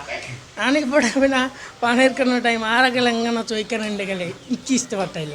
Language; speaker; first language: Malayalam; non-native, local second language; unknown